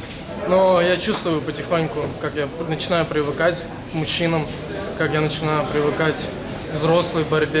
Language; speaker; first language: Russian; native; Russian